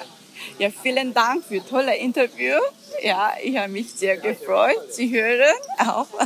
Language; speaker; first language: German; non-native, learner; Korean